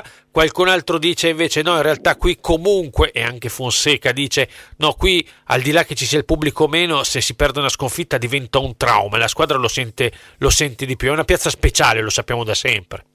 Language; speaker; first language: Italian; native; Italian